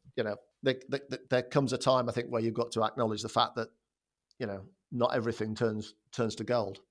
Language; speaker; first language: English; native; English